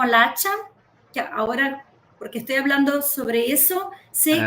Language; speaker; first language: Spanish; early bilingual, heritage; Spanish